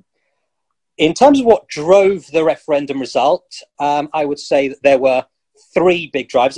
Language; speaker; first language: English; native; English